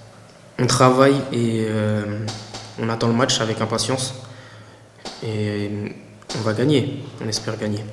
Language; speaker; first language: French; early bilingual, other home language; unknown